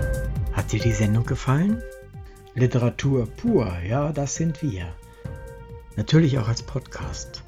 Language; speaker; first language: German; native; German